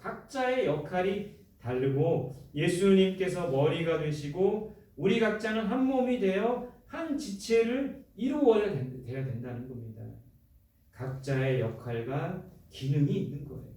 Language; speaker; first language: Korean; native; Korean